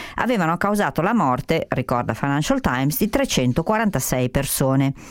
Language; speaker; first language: Italian; native; Italian